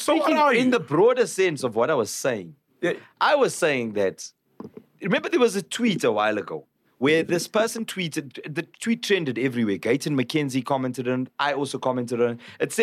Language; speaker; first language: English; non-native, local second language; Zulu